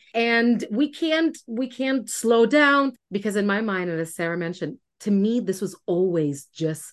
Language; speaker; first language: English; non-native, fluent; Spanish